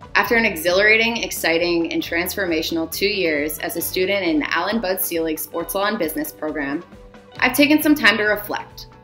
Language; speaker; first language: English; native; English